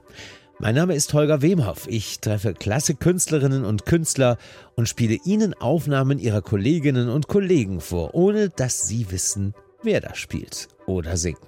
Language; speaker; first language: German; native; German